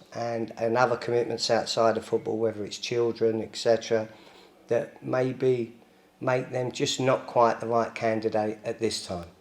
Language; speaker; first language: English; native; English